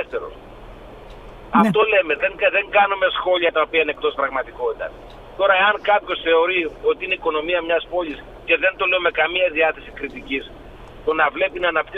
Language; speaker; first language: Greek; native; Greek